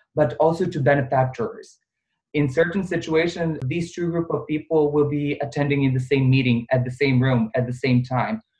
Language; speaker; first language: English; non-native, fluent; Bosnian